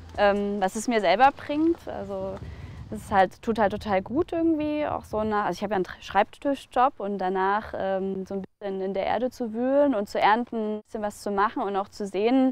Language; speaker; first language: German; native; German